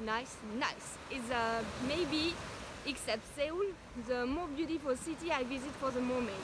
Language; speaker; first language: English; non-native, learner; French